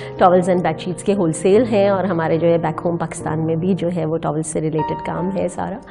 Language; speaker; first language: Urdu; native; Urdu